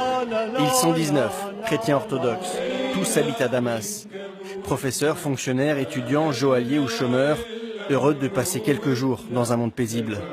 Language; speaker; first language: French; native; French